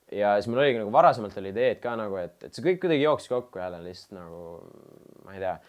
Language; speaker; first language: Estonian; non-native, local second language; Russian